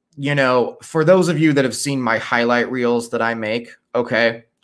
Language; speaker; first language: English; native; English